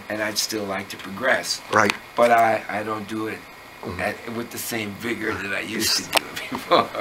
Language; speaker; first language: English; native; English